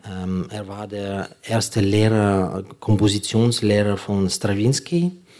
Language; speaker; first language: German; non-native, fluent; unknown